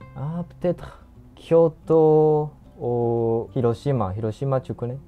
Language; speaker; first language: French; non-native, fluent; Japanese